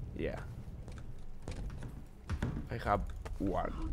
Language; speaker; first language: English; non-native, learner; Spanish